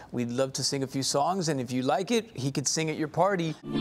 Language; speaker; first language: English; early bilingual, other home language; Spanish